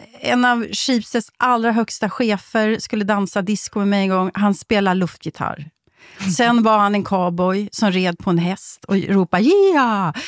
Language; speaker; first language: Swedish; native; Swedish